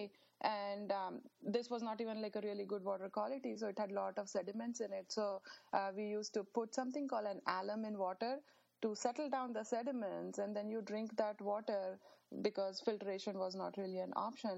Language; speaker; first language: English; non-native, local second language; Marathi